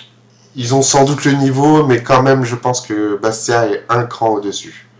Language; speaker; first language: French; native; French